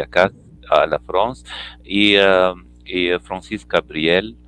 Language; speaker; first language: French; non-native, fluent; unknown